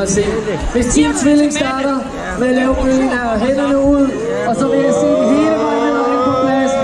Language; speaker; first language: Danish; native; Danish